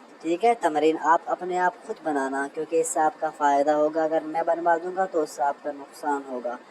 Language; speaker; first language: Urdu; native; Urdu